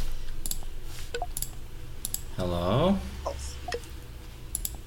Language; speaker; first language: English; native; English